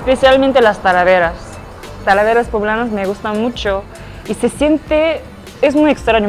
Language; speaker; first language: Spanish; non-native, fluent; Japanese